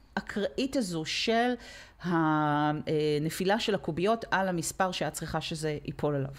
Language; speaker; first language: Hebrew; native; Hebrew